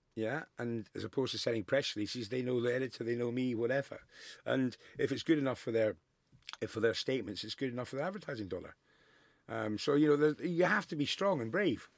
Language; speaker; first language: English; native; English